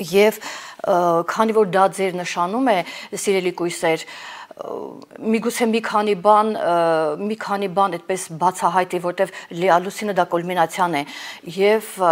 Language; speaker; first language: Armenian; native; Armenian